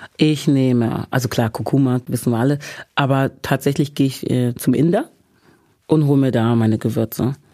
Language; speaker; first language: German; early bilingual, other home language; English